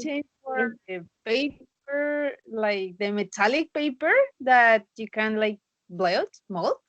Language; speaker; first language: English; non-native, learner; Spanish